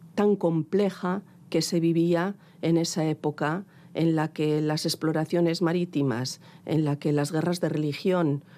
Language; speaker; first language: Spanish; non-native, local second language; Basque